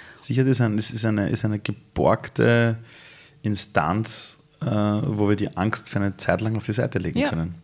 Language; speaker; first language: German; early bilingual, other home language; Persian